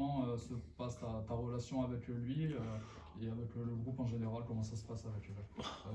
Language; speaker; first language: French; native; French